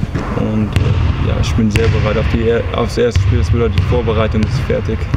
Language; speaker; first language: German; early bilingual, heritage; English